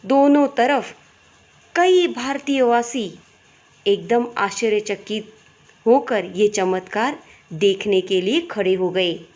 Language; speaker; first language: Hindi; non-native, local second language; Marathi